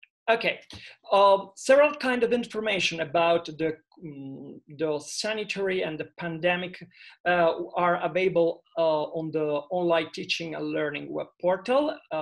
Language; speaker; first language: English; non-native, fluent; Italian